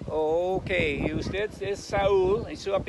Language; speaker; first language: Spanish; non-native, fluent; English